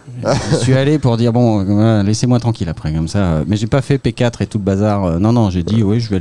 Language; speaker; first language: French; native; French